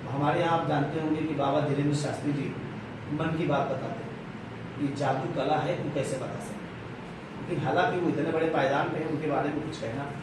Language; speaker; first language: Hindi; native; Hindi